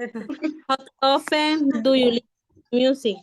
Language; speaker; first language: English; non-native, learner; Spanish